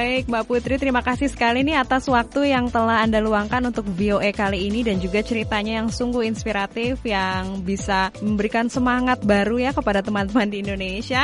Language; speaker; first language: Indonesian; native; Indonesian